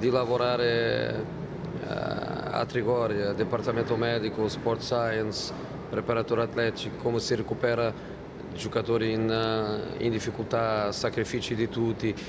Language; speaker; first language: Italian; non-native, fluent; Portuguese